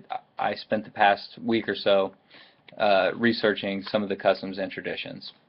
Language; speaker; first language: English; native; English